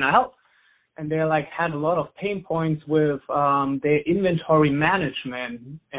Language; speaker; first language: English; non-native, fluent; German